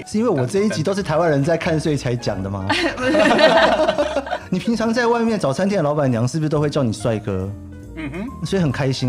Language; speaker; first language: Chinese; native; Chinese